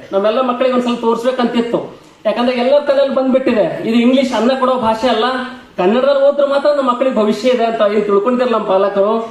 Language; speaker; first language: Kannada; native; Kannada